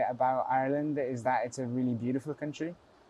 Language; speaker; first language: English; native; English